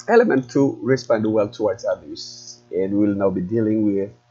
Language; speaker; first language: English; non-native, local second language; Filipino